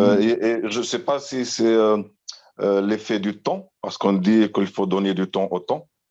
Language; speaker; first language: French; non-native, local second language; Arabic